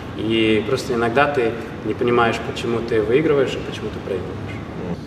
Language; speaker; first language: Russian; native; Russian